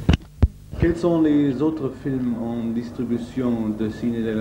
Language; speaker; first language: French; non-native, learner; German